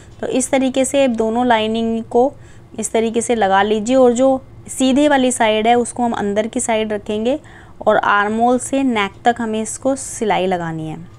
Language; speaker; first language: Hindi; native; Hindi